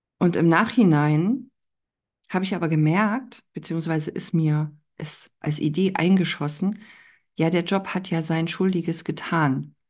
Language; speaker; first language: German; native; German